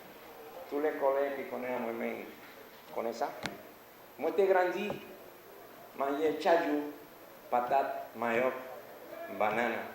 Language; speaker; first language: Haitian Creole; non-native, learner; Spanish